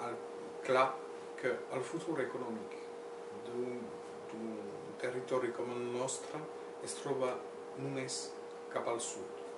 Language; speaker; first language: Catalan; non-native, local second language; French